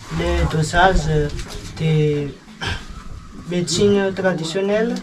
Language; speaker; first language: French; non-native, learner; Malagasy